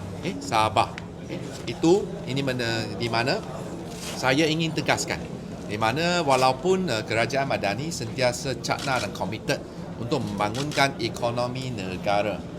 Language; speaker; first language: Malay; native; Malay